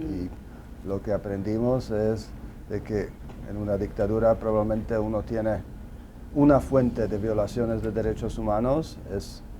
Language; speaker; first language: Spanish; non-native, fluent; Czech